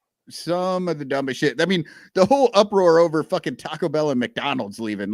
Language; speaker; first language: English; native; English